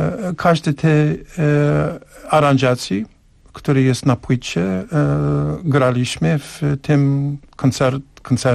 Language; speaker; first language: Polish; non-native, learner; English